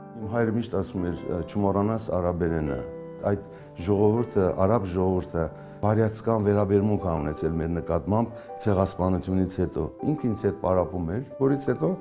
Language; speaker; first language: Armenian; early bilingual, heritage; Armenian